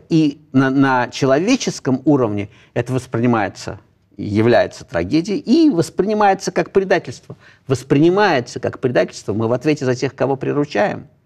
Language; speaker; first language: Russian; native; Russian